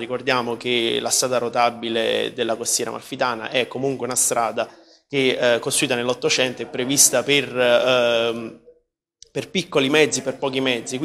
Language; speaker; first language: Italian; native; Italian